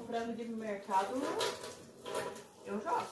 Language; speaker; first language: Portuguese; native; Portuguese